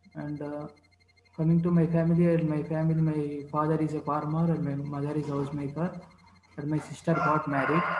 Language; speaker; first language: English; non-native, local second language; Kannada